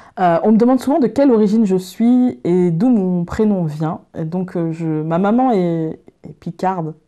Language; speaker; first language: French; native; French